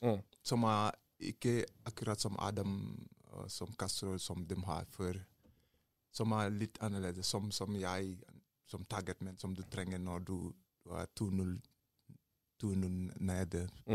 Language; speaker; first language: Norwegian; non-native, learner; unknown